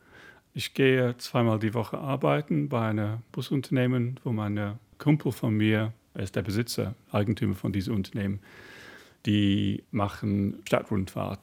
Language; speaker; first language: German; non-native, fluent; English